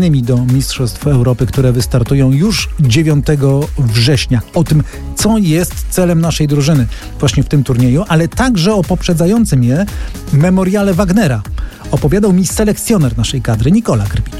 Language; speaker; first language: Polish; native; Polish